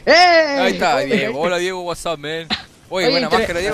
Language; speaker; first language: Spanish; native; Spanish